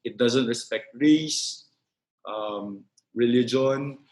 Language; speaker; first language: English; non-native, local second language; Filipino